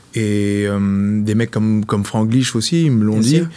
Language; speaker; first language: French; native; French